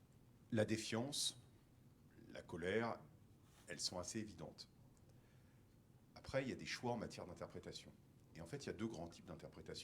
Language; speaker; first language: French; native; French